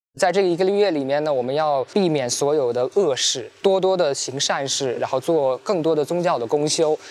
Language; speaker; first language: Chinese; native; Chinese